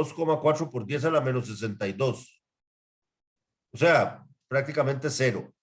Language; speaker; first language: Spanish; native; Spanish